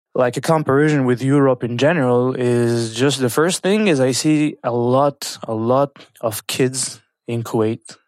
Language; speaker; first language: English; non-native, fluent; French